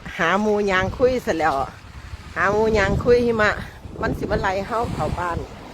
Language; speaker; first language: Thai; native; Thai